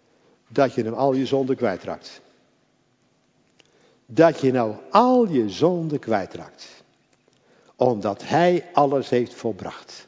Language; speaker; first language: Dutch; native; Dutch